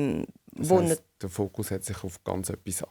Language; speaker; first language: German; native; German